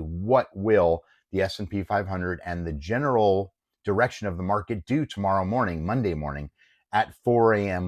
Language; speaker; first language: English; native; English